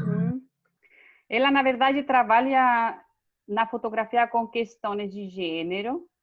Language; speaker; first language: Portuguese; non-native, fluent; Spanish